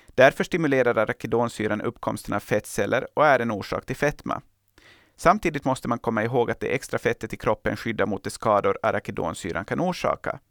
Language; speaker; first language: Swedish; native; Swedish